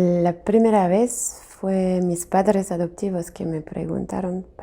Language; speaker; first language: Spanish; non-native, fluent; French